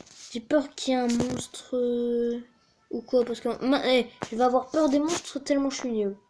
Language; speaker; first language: French; native; French